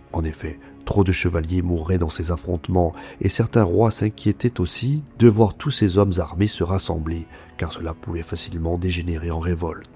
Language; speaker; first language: French; native; French